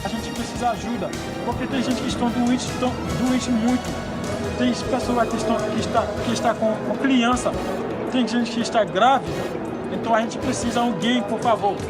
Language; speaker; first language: Portuguese; non-native, learner; Haitian Creole